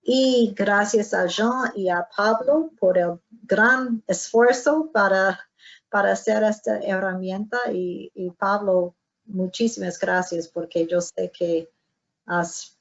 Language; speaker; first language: Spanish; non-native, fluent; English